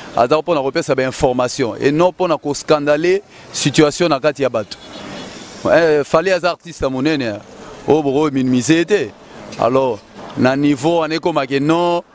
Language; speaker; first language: Lingala; native; Lingala